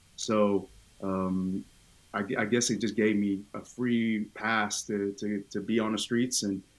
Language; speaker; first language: English; early bilingual, other home language; Tongan